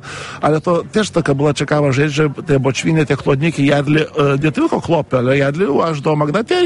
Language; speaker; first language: Polish; non-native, fluent; Lithuanian